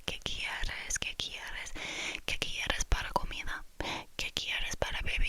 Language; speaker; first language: Spanish; non-native, learner; English